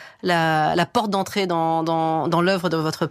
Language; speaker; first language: French; native; French